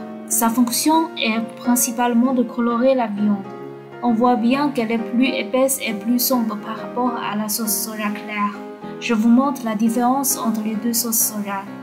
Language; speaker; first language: French; non-native, fluent; Chinese